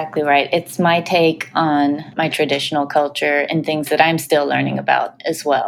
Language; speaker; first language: English; native; English